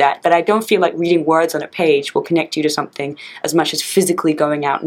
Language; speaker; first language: English; native; English